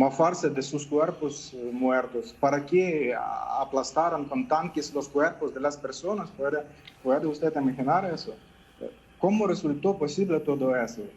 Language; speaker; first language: Spanish; non-native, fluent; Ukrainian